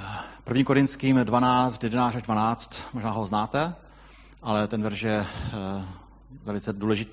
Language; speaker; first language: Czech; native; Czech